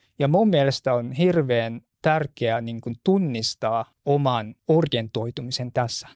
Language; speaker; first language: Finnish; non-native, fluent; Japanese